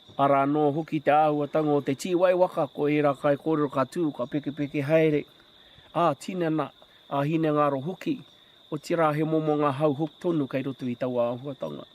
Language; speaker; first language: Māori; non-native, local second language; English